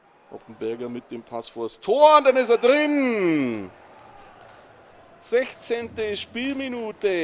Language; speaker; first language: German; native; German